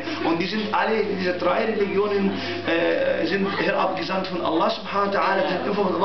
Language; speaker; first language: German; non-native, learner; Arabic